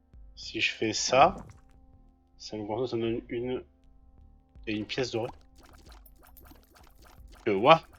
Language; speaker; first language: French; native; French